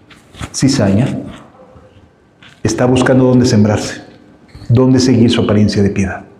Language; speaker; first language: Spanish; native; Spanish